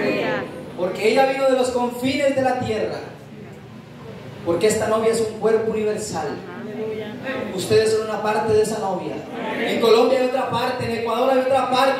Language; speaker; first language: Spanish; native; Spanish